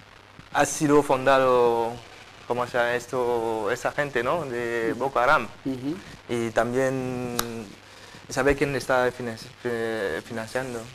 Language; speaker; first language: Spanish; non-native, fluent; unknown